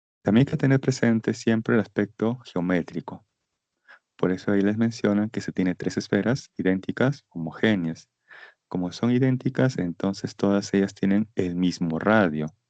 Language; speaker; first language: Spanish; native; Spanish